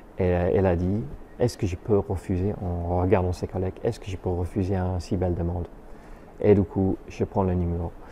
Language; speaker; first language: French; native; French